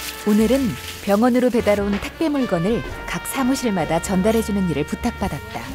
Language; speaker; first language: Korean; native; Korean